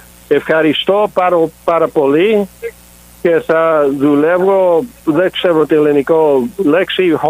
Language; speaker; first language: Greek; early bilingual, heritage; English